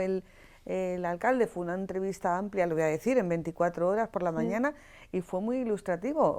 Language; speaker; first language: Spanish; native; Spanish